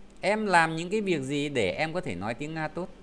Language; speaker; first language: Vietnamese; native; Vietnamese